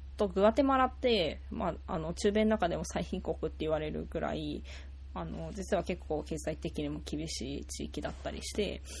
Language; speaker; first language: Japanese; native; Japanese